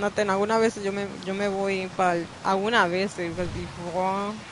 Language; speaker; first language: Spanish; early bilingual, heritage; Spanish